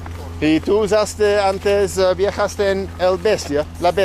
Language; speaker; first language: Spanish; non-native, learner; English